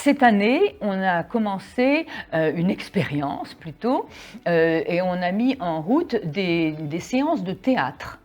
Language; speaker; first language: French; native; French